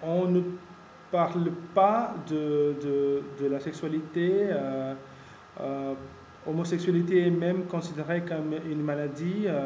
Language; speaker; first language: French; non-native, fluent; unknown